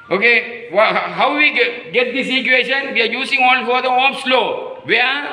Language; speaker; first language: English; non-native, local second language; Tamil